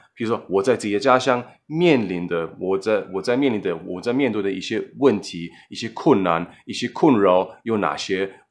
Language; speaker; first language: Chinese; non-native, fluent; German